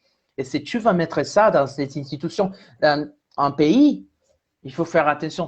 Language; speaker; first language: French; non-native, fluent; Spanish